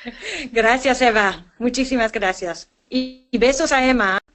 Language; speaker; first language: Spanish; non-native, fluent; English